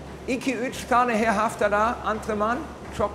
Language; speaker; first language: Turkish; non-native, learner; German